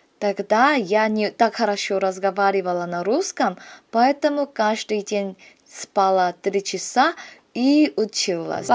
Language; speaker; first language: Russian; non-native, fluent; Korean